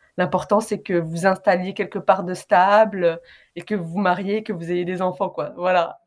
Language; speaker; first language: French; early bilingual, other home language; Arabic